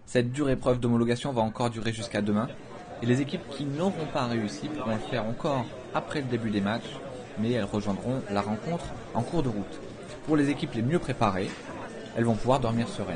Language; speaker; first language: French; native; French